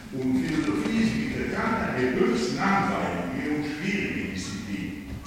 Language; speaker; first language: German; non-native, fluent; Polish